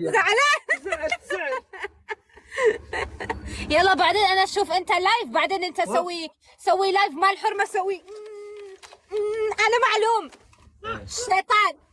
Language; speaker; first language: Arabic; non-native, learner; Pashto